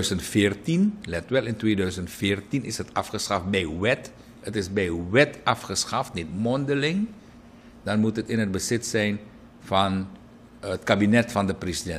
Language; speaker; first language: Dutch; native; Dutch